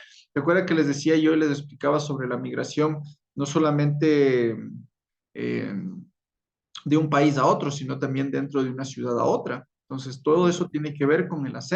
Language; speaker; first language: Spanish; native; Spanish